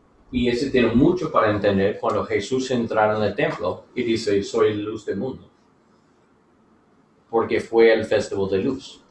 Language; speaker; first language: Spanish; non-native, learner; English